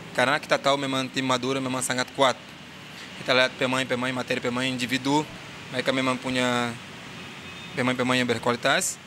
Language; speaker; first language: Indonesian; non-native, fluent; Portuguese